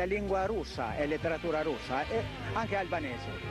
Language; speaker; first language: Italian; non-native, learner; Albanian